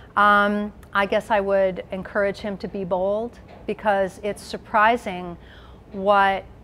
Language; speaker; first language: English; native; English